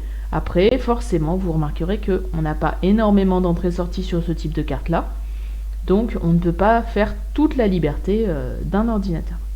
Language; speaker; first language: French; native; French